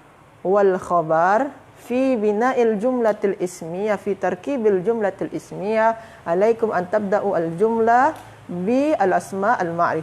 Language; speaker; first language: Arabic; non-native, fluent; Malay